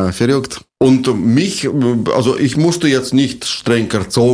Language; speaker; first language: German; non-native, fluent; Russian